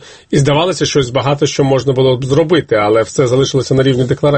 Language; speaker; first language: Ukrainian; native; Ukrainian